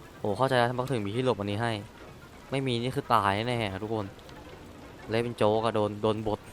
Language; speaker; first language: Thai; native; Thai